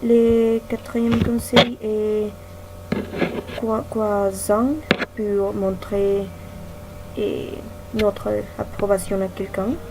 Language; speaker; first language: French; non-native, learner; Spanish